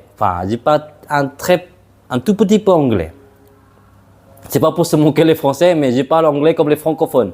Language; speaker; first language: French; non-native, fluent; Madurese